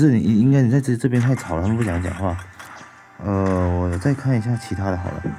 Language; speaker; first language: Chinese; native; Chinese